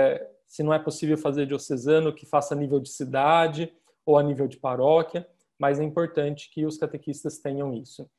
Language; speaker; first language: Portuguese; native; Portuguese